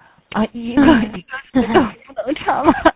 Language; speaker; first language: Chinese; non-native, fluent; Korean